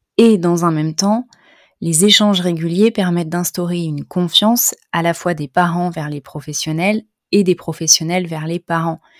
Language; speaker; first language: French; native; French